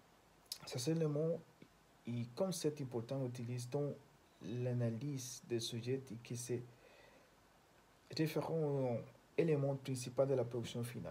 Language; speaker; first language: French; non-native, learner; Spanish